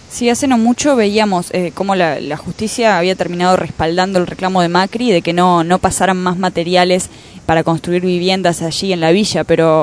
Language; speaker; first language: Spanish; native; Spanish